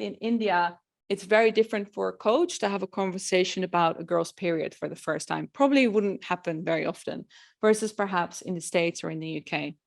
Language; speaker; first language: English; non-native, fluent; Dutch